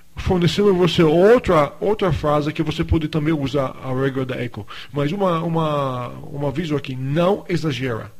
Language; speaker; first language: Portuguese; non-native, fluent; English